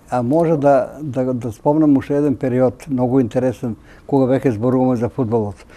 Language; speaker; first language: Macedonian; native; Macedonian